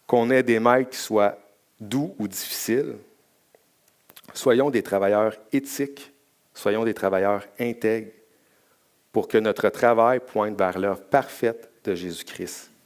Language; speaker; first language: French; native; French